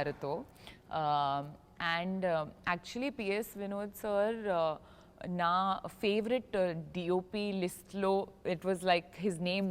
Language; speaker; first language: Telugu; non-native, learner; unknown